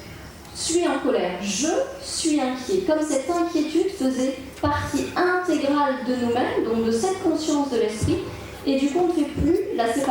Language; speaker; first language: French; native; French